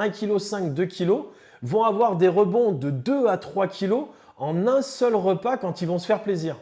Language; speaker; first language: French; native; French